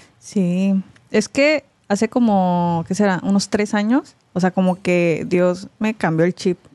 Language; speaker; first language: Spanish; early bilingual, other home language; Korean